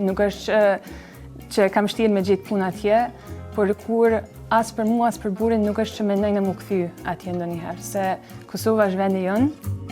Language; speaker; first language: Albanian; early bilingual, other home language; English